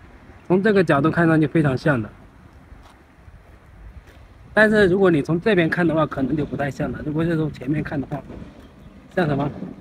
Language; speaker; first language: Chinese; native; Chinese